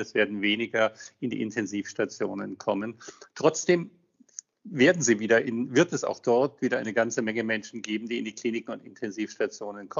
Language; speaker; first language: German; native; German